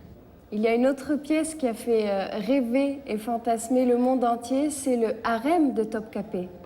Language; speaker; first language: French; native; French